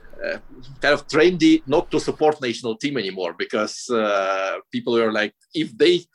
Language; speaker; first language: English; non-native, fluent; Russian